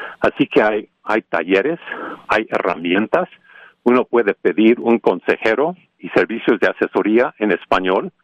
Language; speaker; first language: Spanish; early bilingual, heritage; Spanish